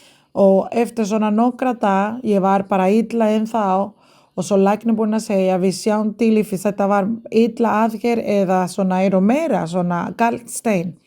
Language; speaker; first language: Icelandic; non-native, learner; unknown